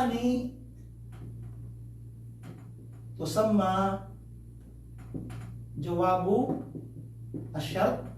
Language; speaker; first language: Arabic; non-native, fluent; Filipino